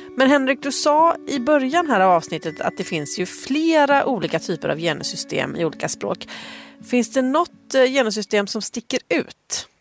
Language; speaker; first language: Swedish; native; Swedish